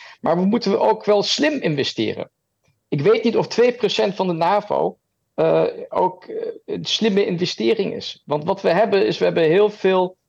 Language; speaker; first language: Dutch; early bilingual, heritage; German